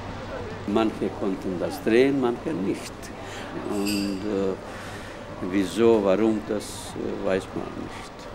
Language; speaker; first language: German; non-native, fluent; Bosnian